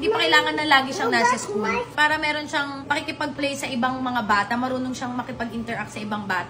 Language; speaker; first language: Filipino; native; Filipino